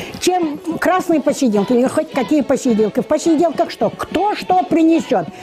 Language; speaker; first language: Russian; non-native, local second language; Chuvash